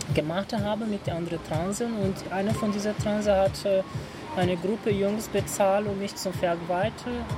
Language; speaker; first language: German; non-native, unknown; Portuguese